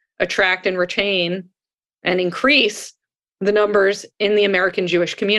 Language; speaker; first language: English; native; English